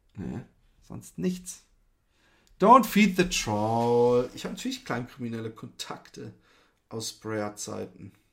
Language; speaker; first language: German; early bilingual, other home language; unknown